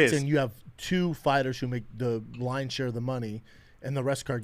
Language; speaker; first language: English; native; English